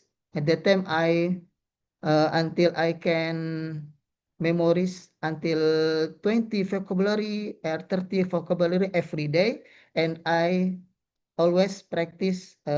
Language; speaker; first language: English; non-native, learner; Indonesian